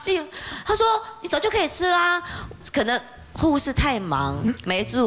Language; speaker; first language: Chinese; native; Chinese